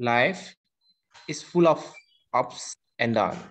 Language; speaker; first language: English; non-native, learner; Indonesian